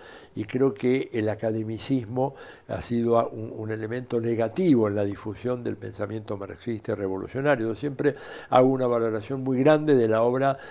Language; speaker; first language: Spanish; native; Spanish